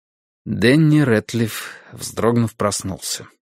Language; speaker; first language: Russian; native; Russian